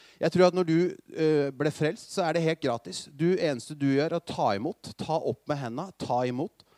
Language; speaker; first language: Norwegian; native; Norwegian